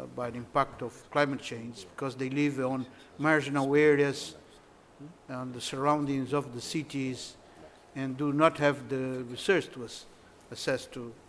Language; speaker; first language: English; non-native, fluent; Portuguese